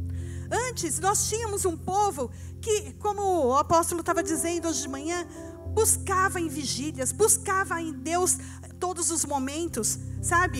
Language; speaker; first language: Portuguese; native; Portuguese